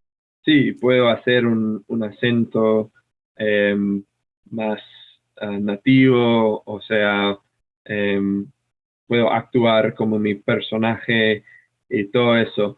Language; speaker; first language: Spanish; non-native, fluent; English